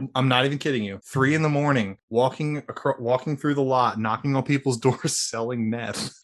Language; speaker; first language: English; native; English